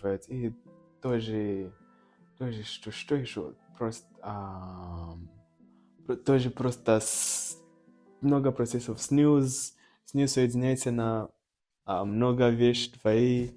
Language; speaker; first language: Russian; non-native, learner; Nyanja